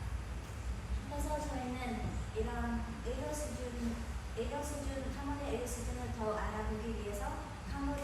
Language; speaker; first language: Korean; non-native, fluent; Khmer